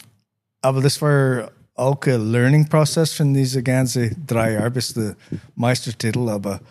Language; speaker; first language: German; non-native, learner; English